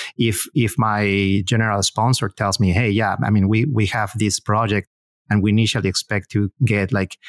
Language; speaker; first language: English; non-native, fluent; Spanish